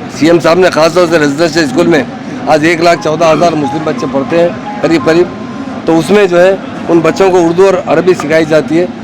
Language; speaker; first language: Urdu; native; Urdu